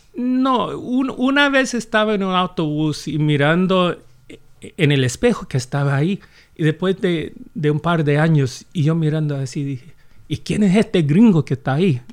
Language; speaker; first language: Spanish; non-native, fluent; English